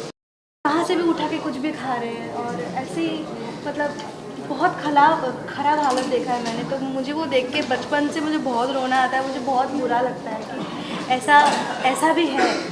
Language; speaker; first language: Hindi; non-native, local second language; Bangla